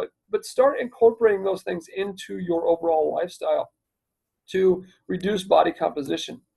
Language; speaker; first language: English; native; English